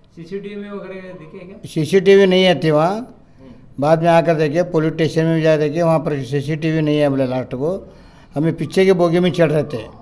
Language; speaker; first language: Hindi; non-native, local second language; Urdu